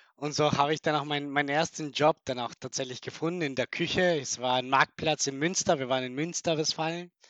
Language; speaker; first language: German; non-native, fluent; Spanish